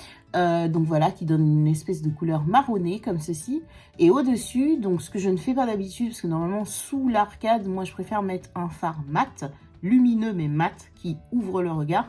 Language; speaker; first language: French; native; French